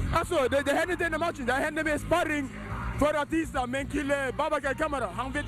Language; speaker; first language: Swedish; early bilingual, other home language; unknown